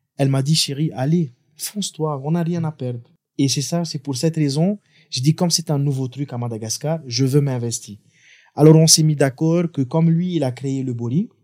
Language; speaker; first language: French; non-native, local second language; Arabic